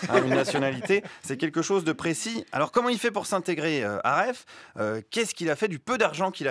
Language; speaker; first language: French; native; French